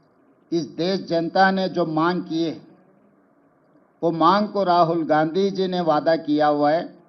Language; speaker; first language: Hindi; non-native, local second language; Telugu